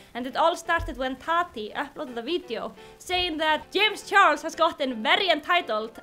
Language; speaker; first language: English; non-native, fluent; Icelandic